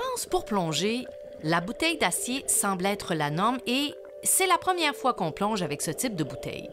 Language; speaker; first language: French; native; French